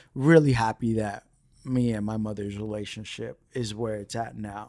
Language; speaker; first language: English; early bilingual, other home language; Spanish